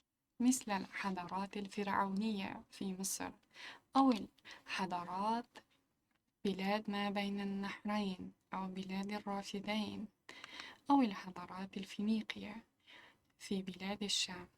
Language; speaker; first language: Arabic; non-native, local second language; Uzbek